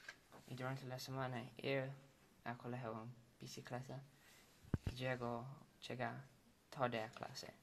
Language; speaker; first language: Spanish; non-native, learner; English